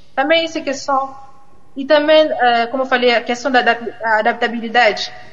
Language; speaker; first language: Portuguese; non-native, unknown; French